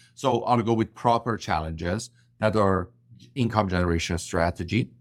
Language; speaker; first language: English; non-native, fluent; Persian